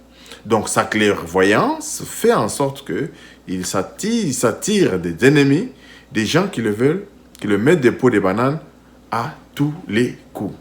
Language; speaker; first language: French; non-native, local second language; Lingala